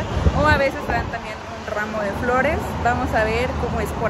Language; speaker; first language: Spanish; native; Spanish